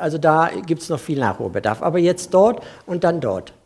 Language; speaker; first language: German; native; German